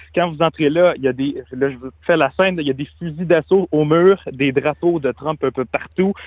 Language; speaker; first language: French; native; French